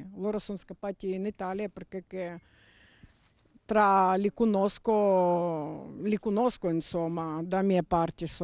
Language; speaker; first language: Italian; non-native, learner; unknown